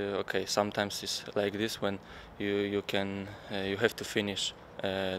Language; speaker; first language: English; non-native, learner; Polish